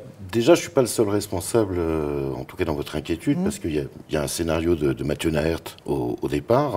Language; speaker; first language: French; native; French